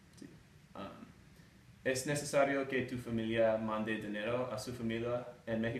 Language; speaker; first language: Spanish; non-native, learner; English